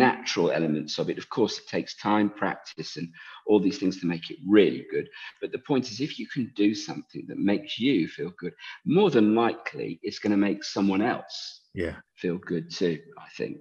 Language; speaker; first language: English; native; English